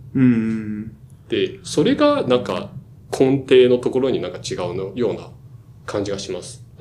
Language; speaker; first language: Japanese; non-native, fluent; Chinese